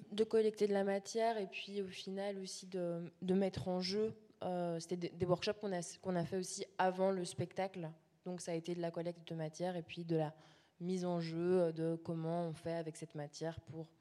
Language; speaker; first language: French; native; French